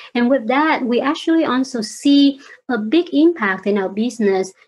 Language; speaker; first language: English; non-native, fluent; Vietnamese